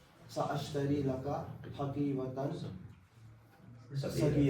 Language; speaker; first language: Arabic; non-native, learner; Urdu